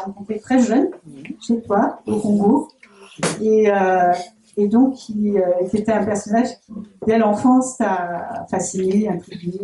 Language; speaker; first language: French; native; French